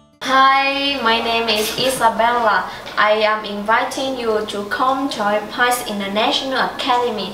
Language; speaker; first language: English; non-native, learner; Vietnamese